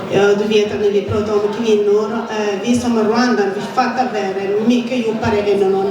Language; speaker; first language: Swedish; non-native, fluent; Kinyarwanda